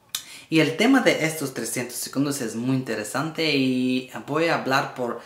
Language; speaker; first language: Spanish; non-native, learner; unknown